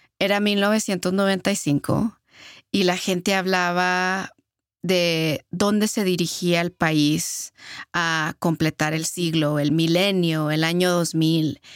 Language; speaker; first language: Spanish; early bilingual, heritage; Spanish